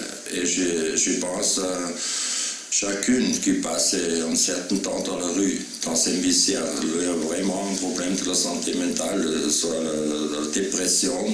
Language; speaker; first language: French; non-native, learner; German